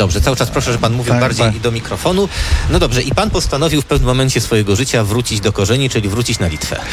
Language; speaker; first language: Polish; native; Polish